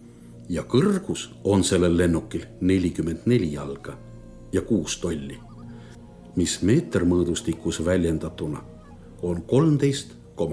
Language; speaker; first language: Estonian; native; Estonian